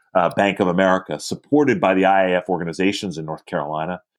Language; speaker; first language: English; native; English